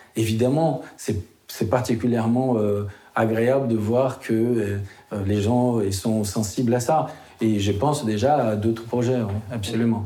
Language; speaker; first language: French; non-native, fluent; Portuguese